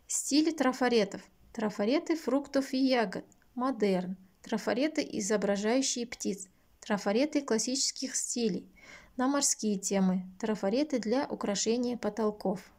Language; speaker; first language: Russian; non-native, local second language; Kazakh